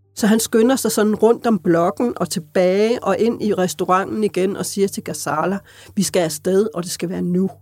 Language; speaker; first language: Danish; native; Danish